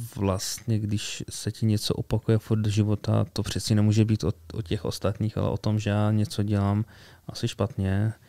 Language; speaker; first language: Czech; early bilingual, other home language; Arabic